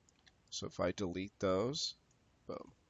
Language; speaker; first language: English; native; English